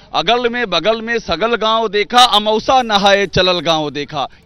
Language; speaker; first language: Hindi; native; Hindi